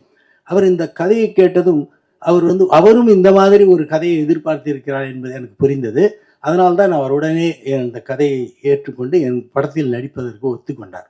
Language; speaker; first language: Tamil; native; Tamil